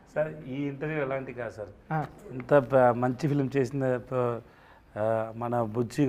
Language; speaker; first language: Telugu; non-native, learner; Tamil